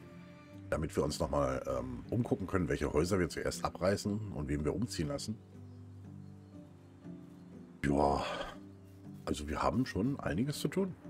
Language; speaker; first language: German; native; German